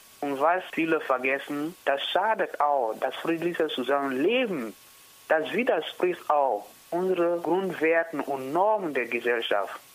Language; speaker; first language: German; non-native, fluent; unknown